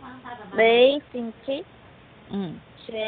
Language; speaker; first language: Chinese; non-native, learner; Korean